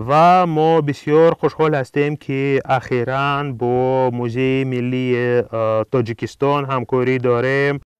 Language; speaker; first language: Persian; non-native, fluent; Russian